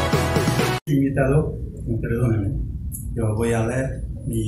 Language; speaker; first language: Spanish; non-native, fluent; Korean